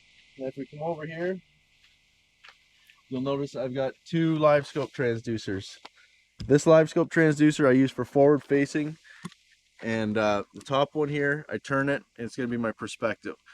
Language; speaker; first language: English; native; English